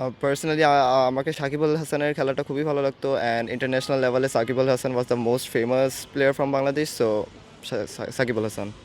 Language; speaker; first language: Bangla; early bilingual, other home language; Urdu